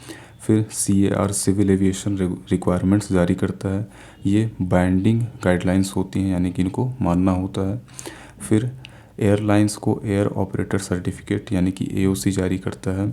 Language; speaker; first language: Hindi; native; Hindi